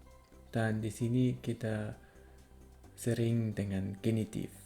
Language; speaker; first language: Indonesian; non-native, fluent; German